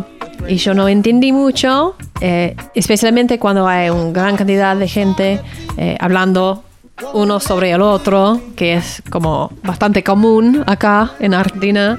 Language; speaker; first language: Spanish; non-native, learner; English